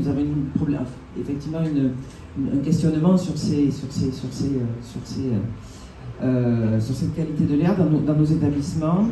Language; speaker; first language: French; native; French